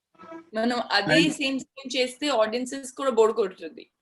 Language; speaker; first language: Telugu; non-native, learner; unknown